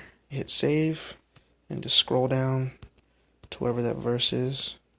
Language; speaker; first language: English; native; English